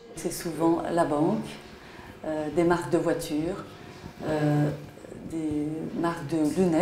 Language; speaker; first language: French; native; French